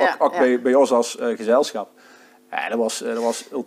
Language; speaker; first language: Dutch; native; Dutch